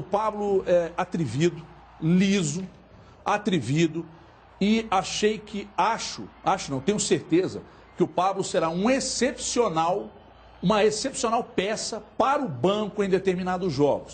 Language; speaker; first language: Portuguese; native; Portuguese